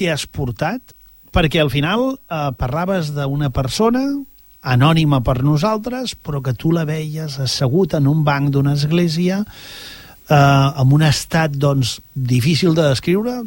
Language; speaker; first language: Catalan; native; Catalan